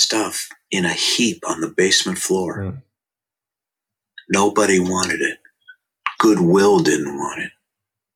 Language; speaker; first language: English; native; English